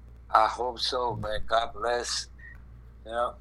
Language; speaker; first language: English; native; English